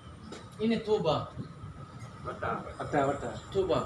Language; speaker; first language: Indonesian; non-native, learner; Arabic